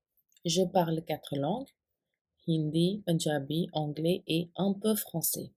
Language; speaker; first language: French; non-native, fluent; Hindi